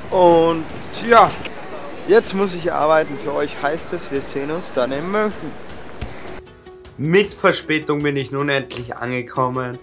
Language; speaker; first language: German; native; German